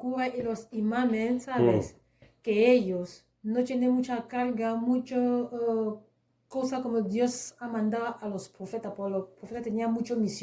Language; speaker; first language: Spanish; non-native, fluent; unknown